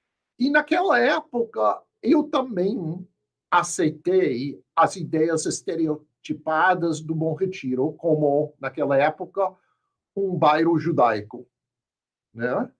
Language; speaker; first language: Portuguese; non-native, fluent; English